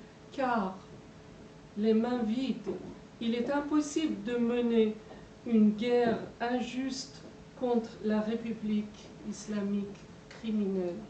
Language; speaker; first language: French; non-native, fluent; Persian